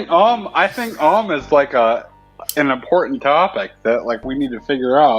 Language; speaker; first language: English; native; English